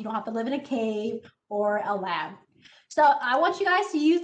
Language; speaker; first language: English; native; English